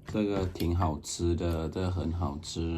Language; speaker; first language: Chinese; non-native, learner; Thai